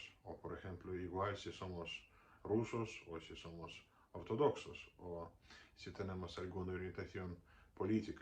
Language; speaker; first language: Spanish; non-native, fluent; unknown